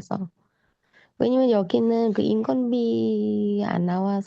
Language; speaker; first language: Korean; non-native, learner; Vietnamese